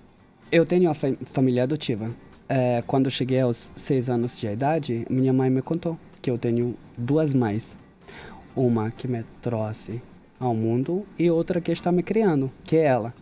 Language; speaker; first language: Portuguese; non-native, fluent; Hebrew